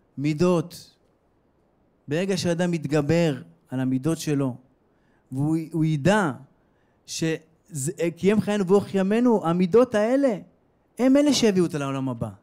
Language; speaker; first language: Hebrew; native; Hebrew